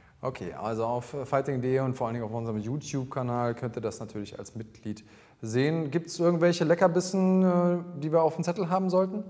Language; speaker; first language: German; native; German